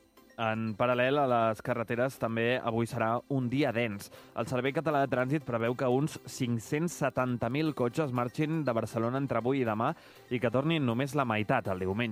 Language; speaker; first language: Catalan; native; Catalan